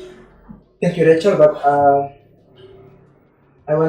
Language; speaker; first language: English; non-native, learner; Indonesian